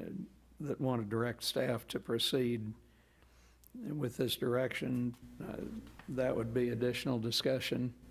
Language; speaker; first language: English; native; English